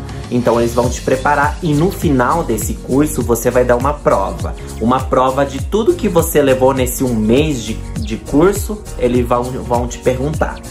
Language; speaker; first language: Portuguese; non-native, fluent; Spanish